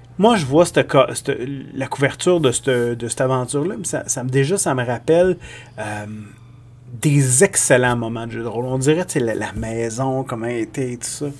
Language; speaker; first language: French; native; French